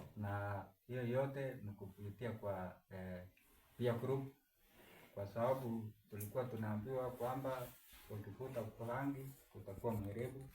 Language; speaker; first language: Swahili; non-native, local second language; Kalenjin